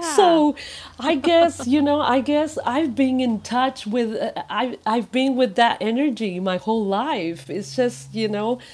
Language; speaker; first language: English; non-native, fluent; Spanish